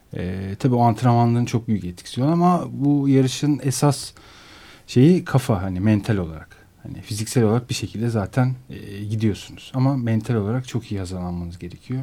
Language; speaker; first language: Turkish; native; Turkish